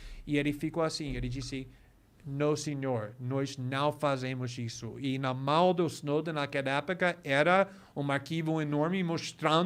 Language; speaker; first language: Portuguese; non-native, fluent; English